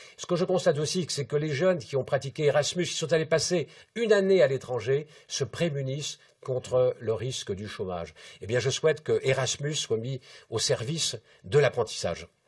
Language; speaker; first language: French; native; French